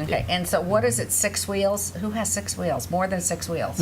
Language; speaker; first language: English; native; English